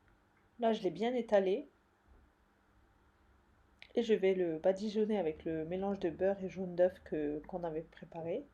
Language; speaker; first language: French; native; French